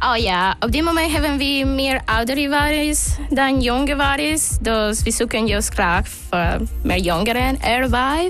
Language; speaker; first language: Dutch; non-native, fluent; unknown